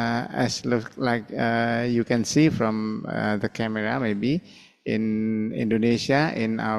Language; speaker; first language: English; non-native, fluent; Indonesian